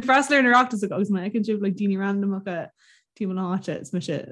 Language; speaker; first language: Irish; non-native, local second language; English